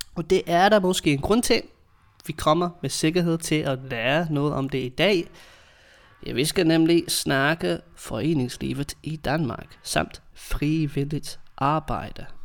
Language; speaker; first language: Danish; non-native, fluent; English